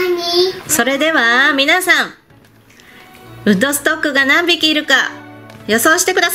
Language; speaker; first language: Japanese; native; Japanese